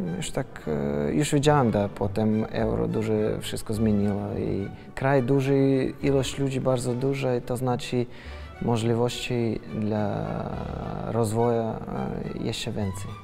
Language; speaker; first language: Polish; non-native, learner; Russian